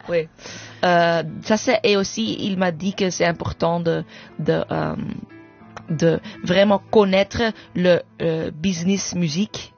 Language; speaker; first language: French; non-native, fluent; English